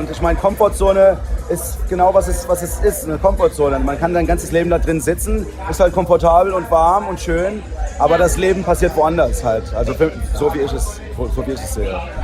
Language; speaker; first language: German; early bilingual, heritage; Portuguese